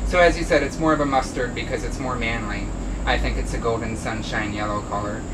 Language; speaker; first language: English; native; English